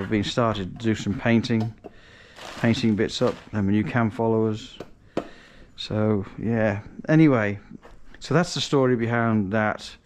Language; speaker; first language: English; native; English